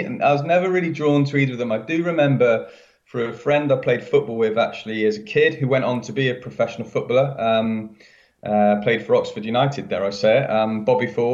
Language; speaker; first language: English; native; English